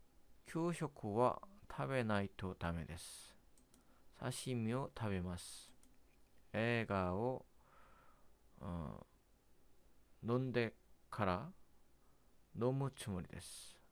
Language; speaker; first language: Japanese; non-native, learner; Korean